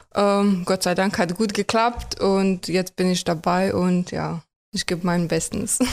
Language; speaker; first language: German; non-native, fluent; Croatian